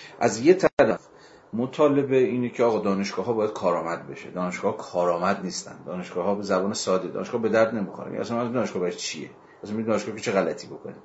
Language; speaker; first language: Persian; native; Persian